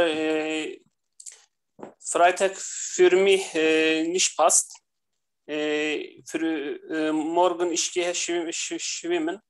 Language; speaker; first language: German; non-native, learner; Turkish